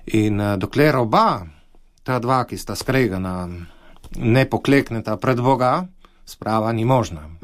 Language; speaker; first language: Slovenian; native; Slovenian